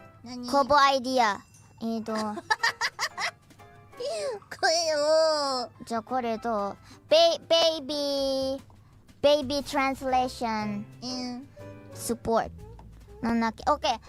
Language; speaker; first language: Japanese; non-native, learner; Indonesian